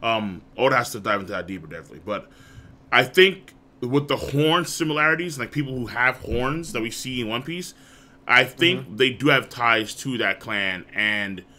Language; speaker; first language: English; native; English